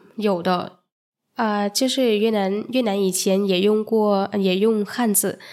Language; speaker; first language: Chinese; non-native, fluent; Vietnamese